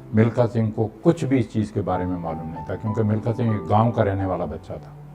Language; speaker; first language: Urdu; non-native, local second language; Punjabi